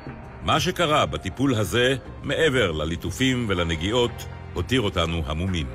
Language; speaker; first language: Hebrew; native; Hebrew